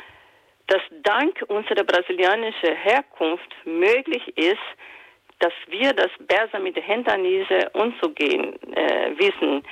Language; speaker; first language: German; non-native, fluent; Portuguese